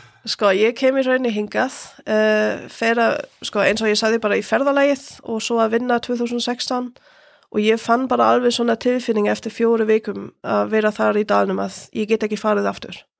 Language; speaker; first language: Icelandic; non-native, fluent; German